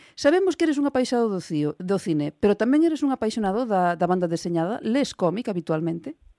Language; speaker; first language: Galician; non-native, local second language; Spanish